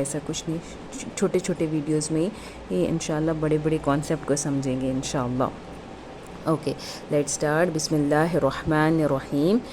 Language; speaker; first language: Urdu; native; Urdu